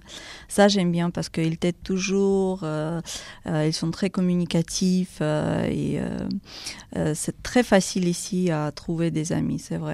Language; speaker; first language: French; non-native, fluent; Russian